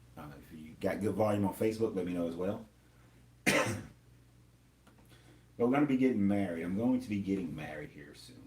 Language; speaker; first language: English; native; English